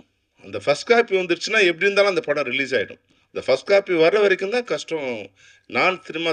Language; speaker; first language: Tamil; native; Tamil